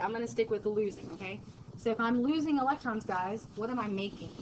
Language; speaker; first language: English; native; English